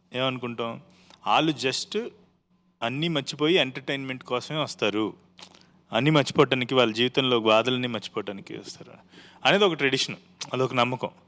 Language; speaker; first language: Telugu; native; Telugu